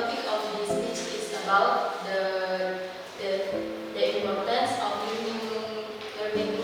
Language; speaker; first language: English; non-native, learner; Indonesian